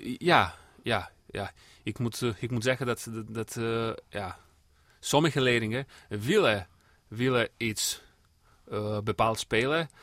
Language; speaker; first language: Dutch; non-native, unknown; Serbian